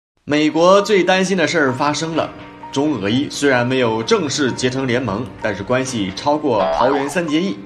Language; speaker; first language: Chinese; native; Chinese